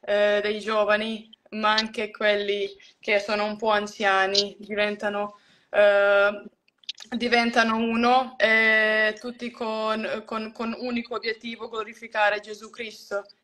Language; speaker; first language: Italian; non-native, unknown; Croatian